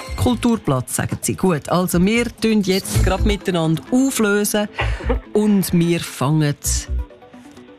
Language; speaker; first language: German; native; German